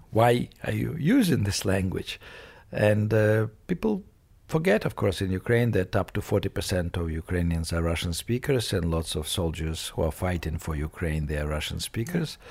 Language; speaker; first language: English; non-native, fluent; Russian